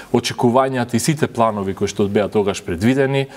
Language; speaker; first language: Macedonian; native; Macedonian